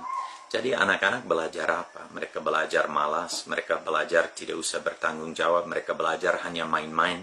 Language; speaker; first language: Indonesian; non-native, fluent; English